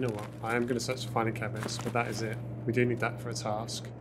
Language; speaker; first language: English; native; English